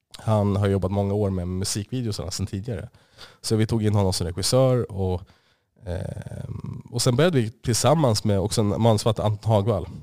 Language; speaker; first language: Swedish; native; Swedish